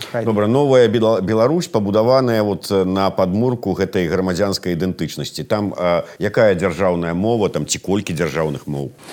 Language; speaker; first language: Belarusian; native; Belarusian